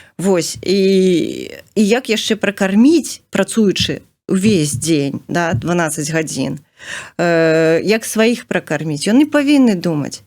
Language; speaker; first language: Belarusian; native; Belarusian